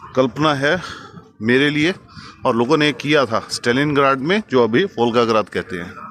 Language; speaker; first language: Hindi; non-native, fluent; Russian